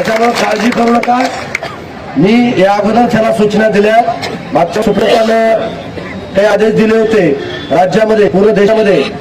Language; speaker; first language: Marathi; native; Marathi